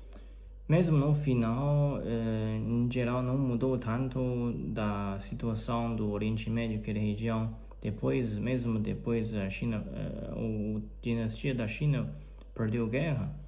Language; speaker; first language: Portuguese; non-native, learner; Chinese